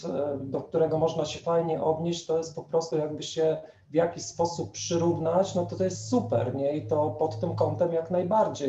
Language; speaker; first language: Polish; native; Polish